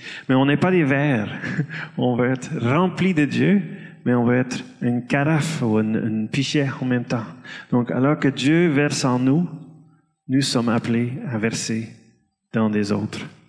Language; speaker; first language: French; non-native, fluent; Dutch